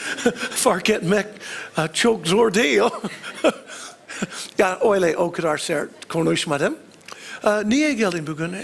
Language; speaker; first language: Turkish; non-native, fluent; English